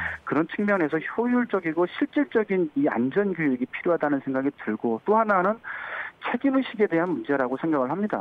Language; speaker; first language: Korean; native; Korean